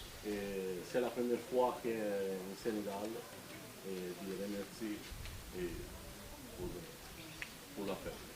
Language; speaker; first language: French; non-native, learner; Italian